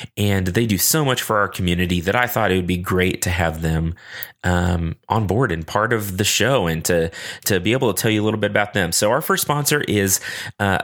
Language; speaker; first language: English; native; English